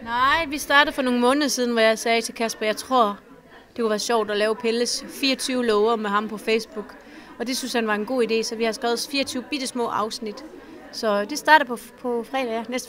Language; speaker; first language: Danish; native; Danish